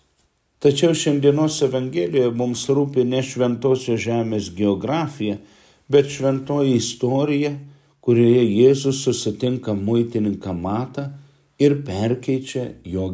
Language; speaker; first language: Lithuanian; native; Lithuanian